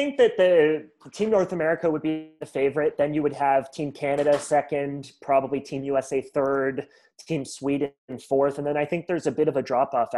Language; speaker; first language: English; native; English